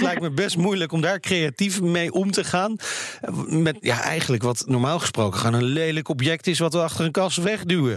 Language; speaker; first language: Dutch; native; Dutch